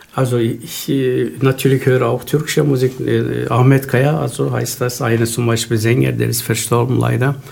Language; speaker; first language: German; non-native, fluent; Turkish